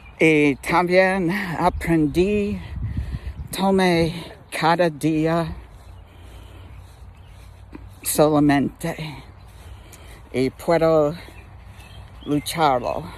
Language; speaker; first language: Spanish; non-native, learner; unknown